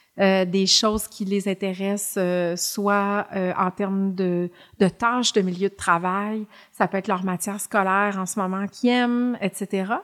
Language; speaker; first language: French; native; French